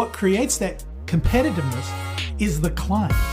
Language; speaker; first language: English; native; English